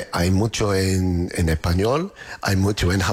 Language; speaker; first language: Spanish; non-native, learner; English